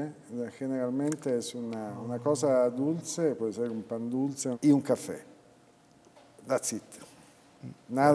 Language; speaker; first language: Spanish; non-native, fluent; Italian